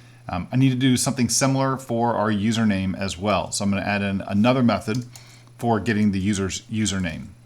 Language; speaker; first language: English; native; English